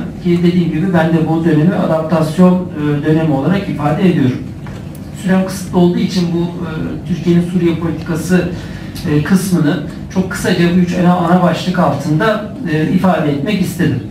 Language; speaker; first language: Turkish; native; Turkish